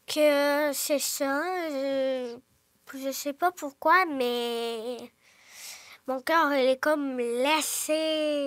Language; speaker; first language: French; early bilingual, other home language; Ukrainian